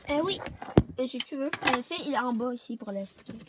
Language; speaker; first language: French; native; French